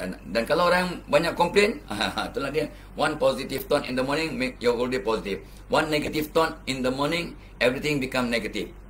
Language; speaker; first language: English; non-native, local second language; Malay